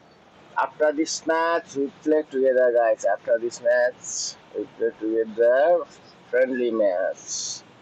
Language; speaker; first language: English; non-native, learner; Nepali